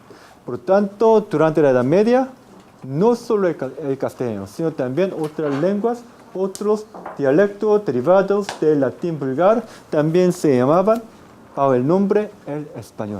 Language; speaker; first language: Spanish; non-native, fluent; Korean